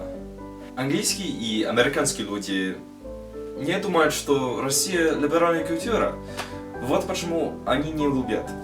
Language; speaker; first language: Russian; non-native, learner; English